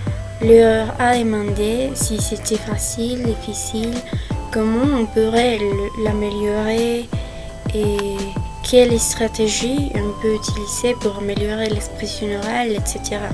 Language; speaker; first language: French; non-native, fluent; Spanish